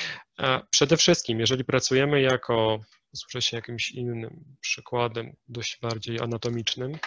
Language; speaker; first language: Polish; native; Polish